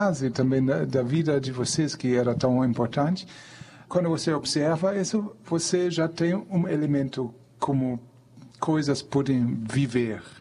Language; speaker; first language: Portuguese; non-native, fluent; German